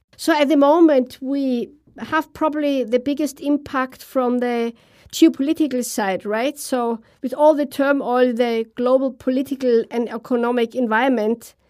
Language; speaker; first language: English; non-native, fluent; German